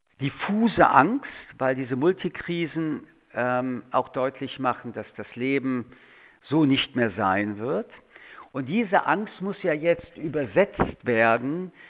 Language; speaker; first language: German; early bilingual, other home language; French